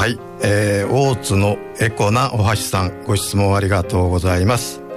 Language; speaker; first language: Japanese; native; Japanese